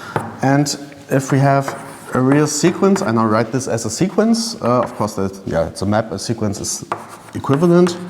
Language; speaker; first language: English; non-native, fluent; German